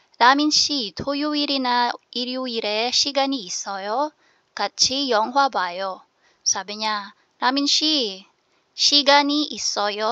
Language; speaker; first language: Korean; non-native, fluent; Filipino